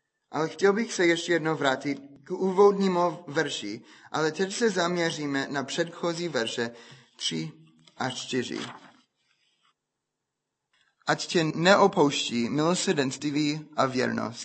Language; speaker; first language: Czech; non-native, fluent; English